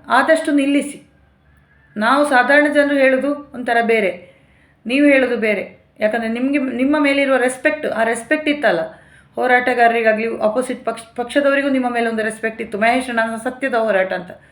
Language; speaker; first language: Kannada; native; Kannada